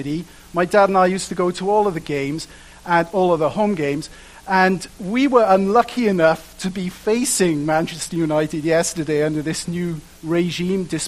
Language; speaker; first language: English; native; English